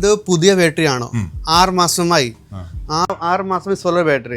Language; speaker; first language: Malayalam; non-native, learner; Kannada